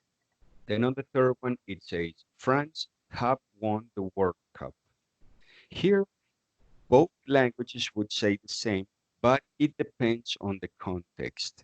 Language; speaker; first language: English; non-native, fluent; Spanish